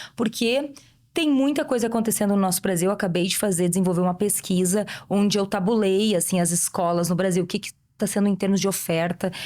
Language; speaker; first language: Portuguese; native; Portuguese